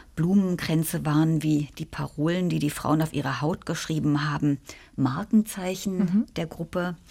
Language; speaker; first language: German; native; German